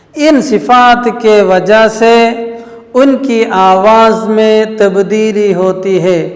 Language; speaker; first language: Urdu; non-native, local second language; Malayalam